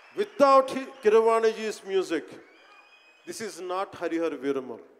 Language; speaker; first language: English; non-native, local second language; Telugu